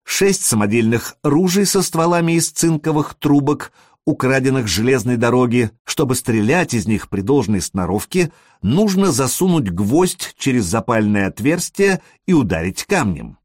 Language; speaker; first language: Russian; native; Russian